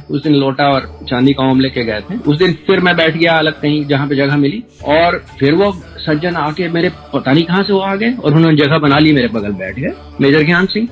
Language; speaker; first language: Hindi; native; Hindi